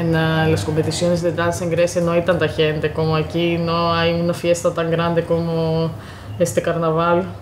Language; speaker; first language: Spanish; non-native, fluent; Greek